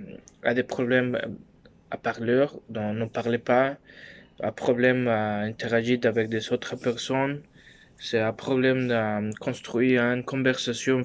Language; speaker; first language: French; non-native, learner; Spanish